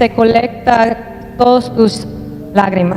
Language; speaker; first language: Spanish; native; Spanish